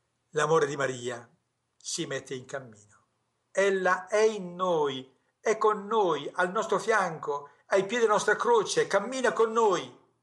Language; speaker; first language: Italian; native; Italian